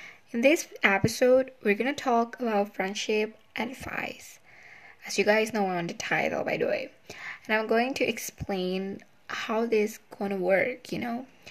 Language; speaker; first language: English; non-native, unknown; Indonesian